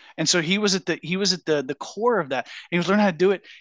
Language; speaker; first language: English; native; English